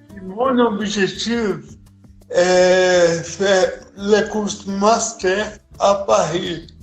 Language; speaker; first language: French; non-native, learner; Portuguese